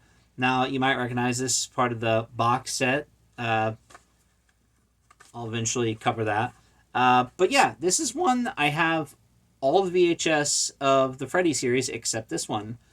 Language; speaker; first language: English; native; English